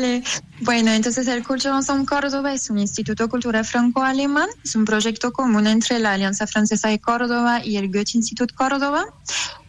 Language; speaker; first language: Spanish; non-native, fluent; French